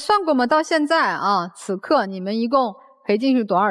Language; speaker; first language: Chinese; native; Chinese